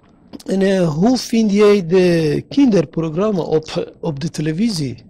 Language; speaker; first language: Dutch; non-native, learner; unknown